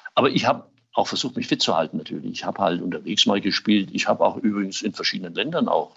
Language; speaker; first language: German; native; German